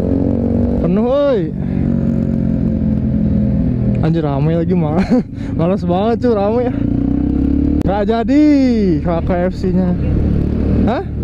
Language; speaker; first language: Indonesian; native; Indonesian